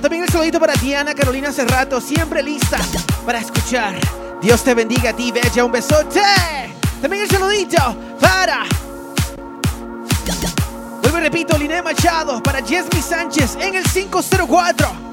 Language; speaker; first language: Spanish; native; Spanish